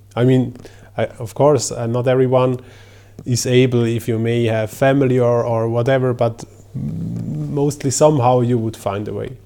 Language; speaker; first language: English; non-native, fluent; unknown